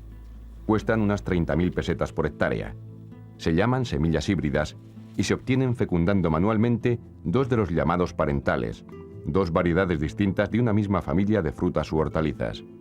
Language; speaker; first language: Spanish; native; Spanish